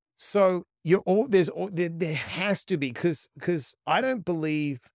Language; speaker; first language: English; native; English